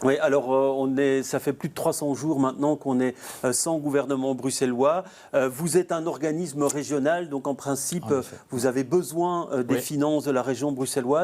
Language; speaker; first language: French; native; French